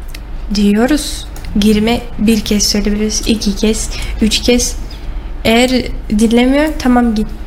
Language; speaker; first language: Turkish; non-native, learner; Russian